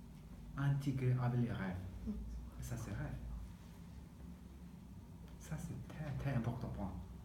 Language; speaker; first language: French; non-native, learner; Tibetan